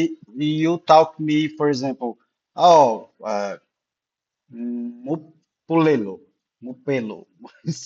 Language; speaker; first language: English; non-native, learner; Portuguese